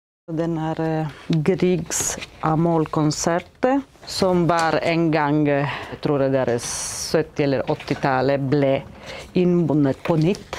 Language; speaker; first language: Norwegian; non-native, fluent; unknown